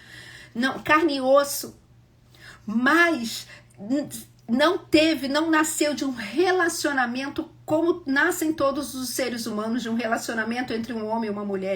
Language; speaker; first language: Portuguese; native; Portuguese